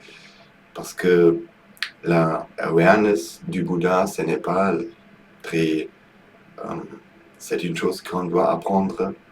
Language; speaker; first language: French; non-native, learner; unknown